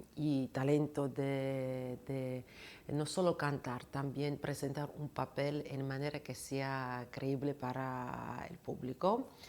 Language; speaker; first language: Spanish; non-native, fluent; Georgian